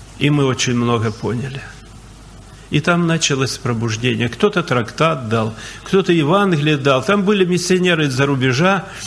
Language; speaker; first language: Russian; native; Russian